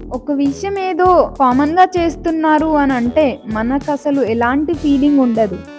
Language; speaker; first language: Telugu; non-native, local second language; Lambadi